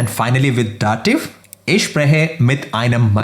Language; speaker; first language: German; non-native, fluent; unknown